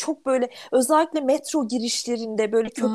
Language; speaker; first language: Turkish; native; Turkish